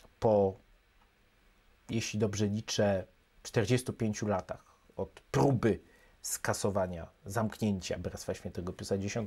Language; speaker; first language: Polish; native; Polish